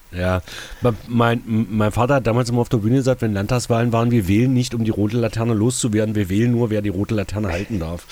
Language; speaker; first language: German; native; German